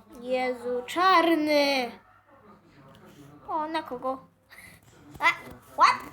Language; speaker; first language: Polish; native; Polish